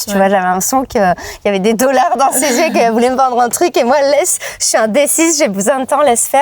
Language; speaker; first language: French; native; French